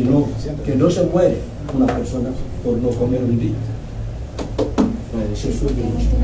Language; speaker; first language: Spanish; non-native, fluent; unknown